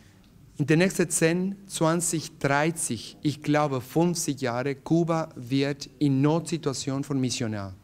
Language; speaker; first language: German; non-native, learner; Spanish